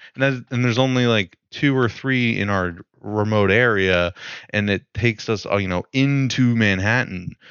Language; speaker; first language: English; native; English